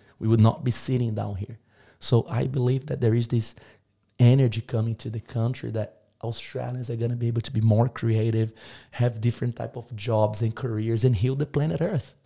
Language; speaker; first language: English; non-native, fluent; Portuguese